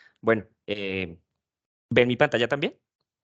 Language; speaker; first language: Spanish; native; Spanish